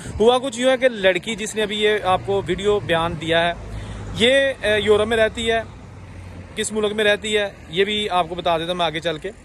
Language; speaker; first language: Hindi; non-native, local second language; Punjabi